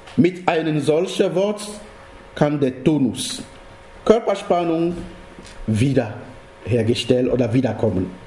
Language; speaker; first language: German; non-native, fluent; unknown